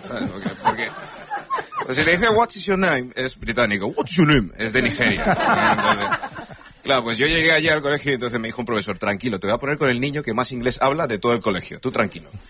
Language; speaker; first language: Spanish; early bilingual, other home language; English